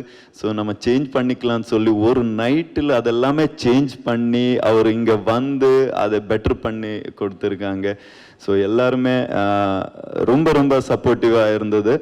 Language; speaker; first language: Tamil; non-native, learner; Kannada